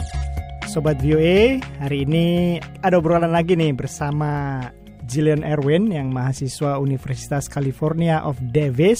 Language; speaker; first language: Indonesian; native; Indonesian